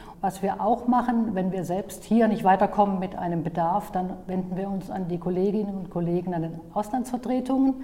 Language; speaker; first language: German; native; German